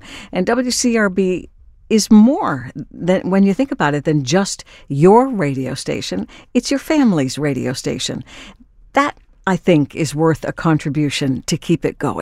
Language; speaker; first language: English; native; English